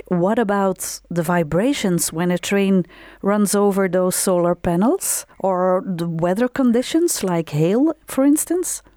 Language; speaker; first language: English; non-native, fluent; Dutch